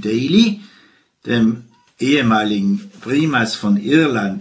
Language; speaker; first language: German; native; German